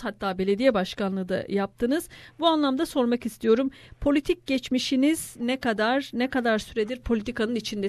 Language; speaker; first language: Turkish; native; Turkish